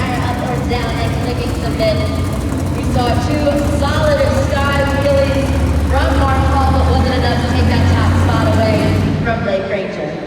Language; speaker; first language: English; native; English